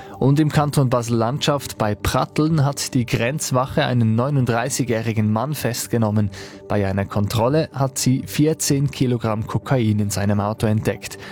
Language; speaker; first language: German; native; German